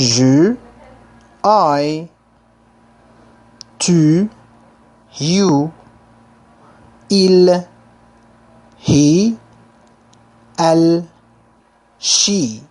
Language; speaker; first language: French; non-native, fluent; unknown